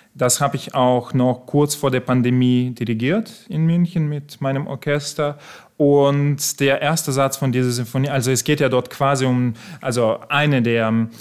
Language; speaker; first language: German; non-native, fluent; Belarusian